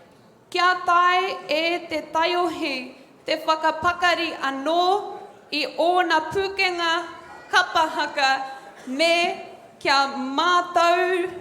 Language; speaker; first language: Māori; non-native, local second language; English